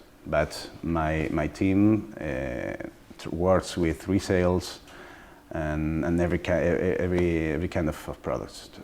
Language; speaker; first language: English; non-native, learner; Spanish